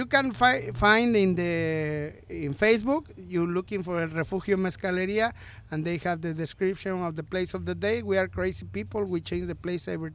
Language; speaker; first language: English; non-native, learner; Spanish